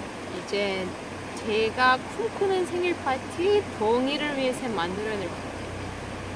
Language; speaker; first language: Korean; non-native, fluent; Russian